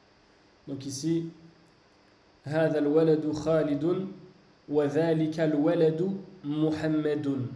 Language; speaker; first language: Arabic; non-native, fluent; French